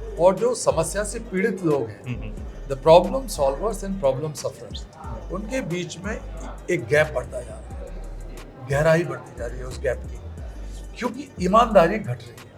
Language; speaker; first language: Hindi; native; Hindi